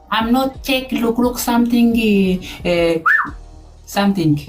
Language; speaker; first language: English; non-native, learner; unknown